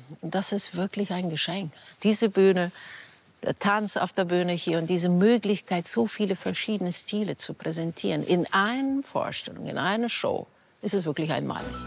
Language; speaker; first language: German; non-native, fluent; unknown